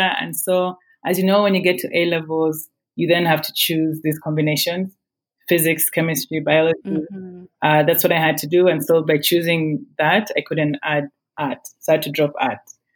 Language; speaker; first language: English; non-native, local second language; Ganda